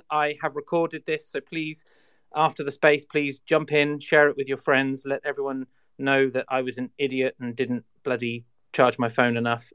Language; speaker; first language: English; native; English